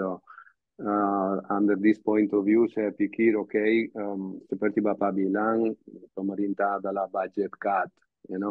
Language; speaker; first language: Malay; non-native, fluent; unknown